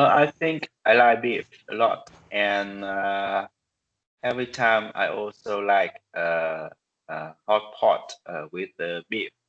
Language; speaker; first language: English; non-native, learner; Vietnamese